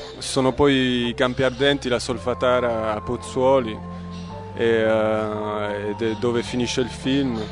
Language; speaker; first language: Italian; native; Italian